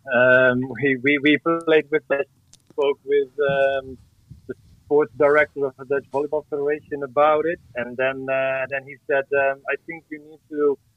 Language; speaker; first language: English; non-native, fluent; Dutch